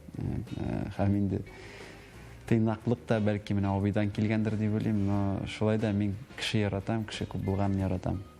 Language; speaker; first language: Tatar; native; Tatar